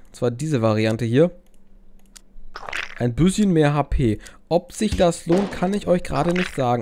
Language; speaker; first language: German; native; German